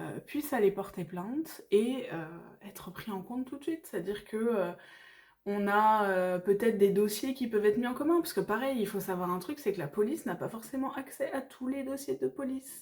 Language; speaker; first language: French; native; French